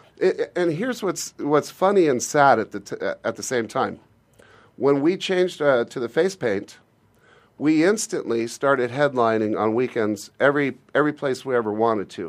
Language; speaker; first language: English; native; English